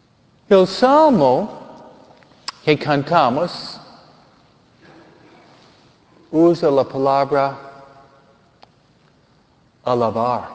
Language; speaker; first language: Spanish; non-native, fluent; English